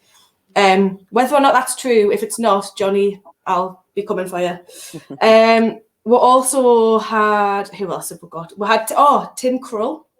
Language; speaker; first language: English; native; English